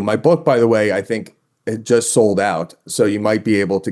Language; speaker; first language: English; native; English